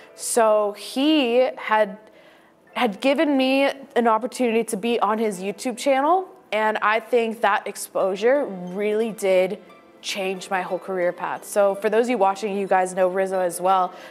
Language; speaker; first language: English; native; English